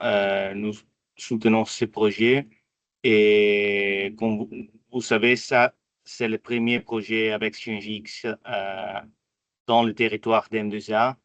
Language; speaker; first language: French; non-native, fluent; Italian